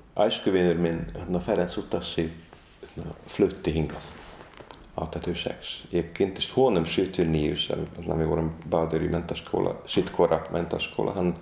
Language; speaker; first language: Icelandic; non-native, fluent; Hungarian